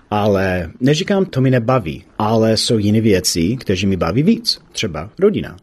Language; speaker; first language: Czech; non-native, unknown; English